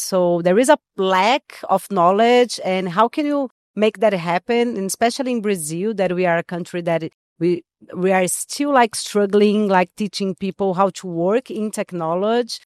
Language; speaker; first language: English; non-native, fluent; Portuguese